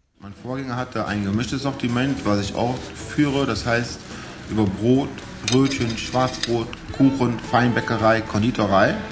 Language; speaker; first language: German; native; German